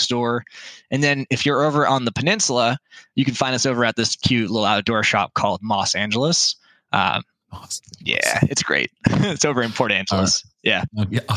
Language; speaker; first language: English; native; English